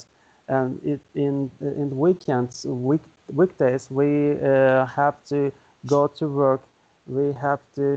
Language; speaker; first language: English; non-native, learner; Turkish